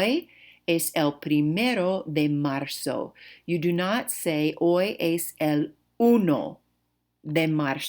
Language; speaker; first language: Spanish; non-native, fluent; English